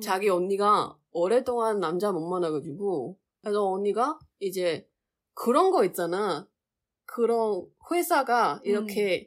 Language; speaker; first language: Korean; non-native, learner; Chinese